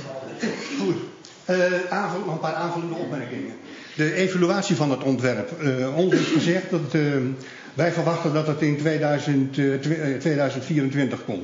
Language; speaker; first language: Dutch; native; Dutch